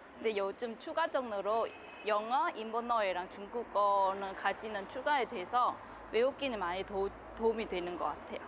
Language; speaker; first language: Korean; non-native, fluent; Vietnamese